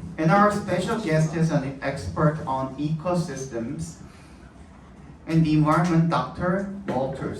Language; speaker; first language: English; non-native, fluent; Korean